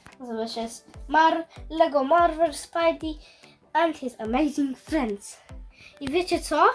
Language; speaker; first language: Polish; early bilingual, heritage; Polish